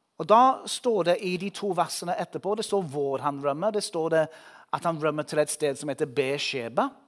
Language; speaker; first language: Norwegian; non-native, fluent; English